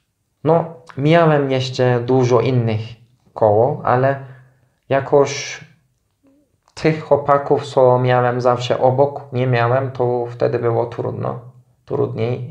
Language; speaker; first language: Polish; non-native, fluent; Turkish